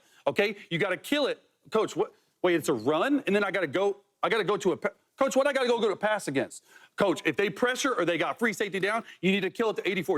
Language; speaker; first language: English; native; English